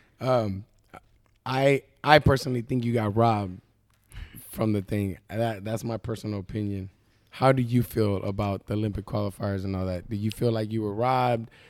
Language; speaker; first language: English; native; English